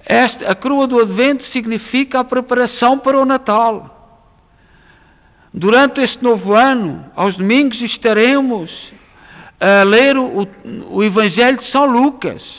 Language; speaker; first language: Portuguese; native; Portuguese